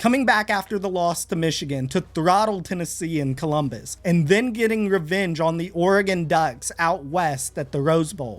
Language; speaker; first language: English; native; English